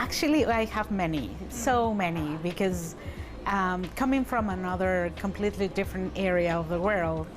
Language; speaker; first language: English; non-native, fluent; Spanish